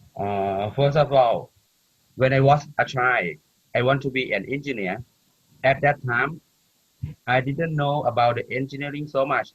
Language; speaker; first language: English; non-native, learner; Thai